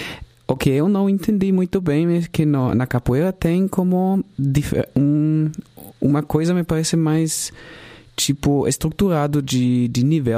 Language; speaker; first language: Portuguese; non-native, fluent; German